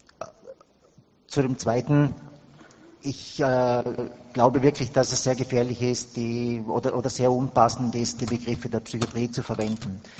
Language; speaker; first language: German; native; German